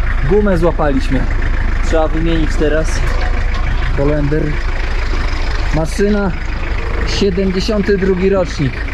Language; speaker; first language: Polish; native; Polish